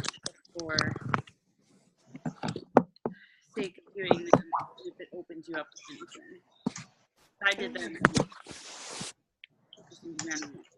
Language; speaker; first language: English; native; English